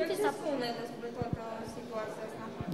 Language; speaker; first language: Romanian; native; Romanian